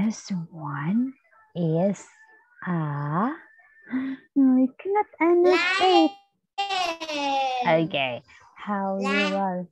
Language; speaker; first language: English; non-native, fluent; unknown